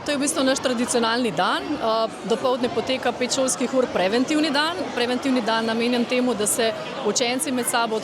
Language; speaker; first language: Slovenian; native; Slovenian